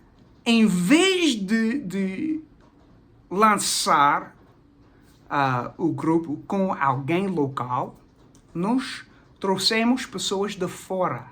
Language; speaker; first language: Portuguese; non-native, fluent; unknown